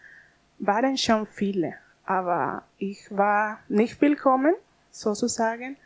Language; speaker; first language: German; non-native, learner; Spanish